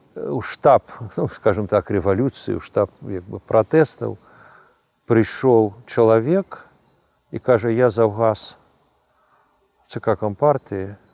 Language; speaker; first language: Belarusian; non-native, local second language; Russian